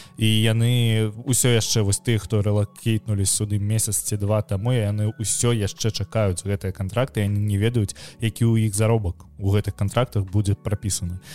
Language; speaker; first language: Belarusian; non-native, local second language; Russian